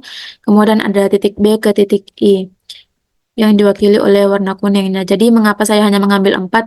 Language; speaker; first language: Indonesian; native; Indonesian